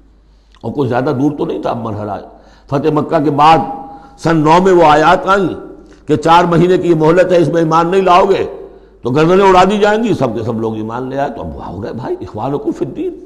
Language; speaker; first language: Urdu; native; Urdu